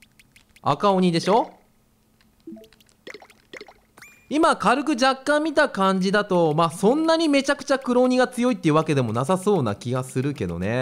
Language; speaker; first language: Japanese; native; Japanese